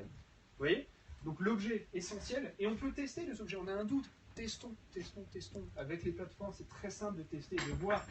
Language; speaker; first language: French; native; French